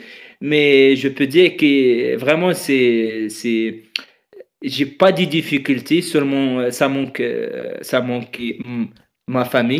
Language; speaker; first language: French; non-native, learner; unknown